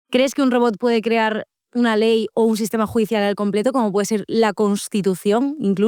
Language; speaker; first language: Spanish; native; Spanish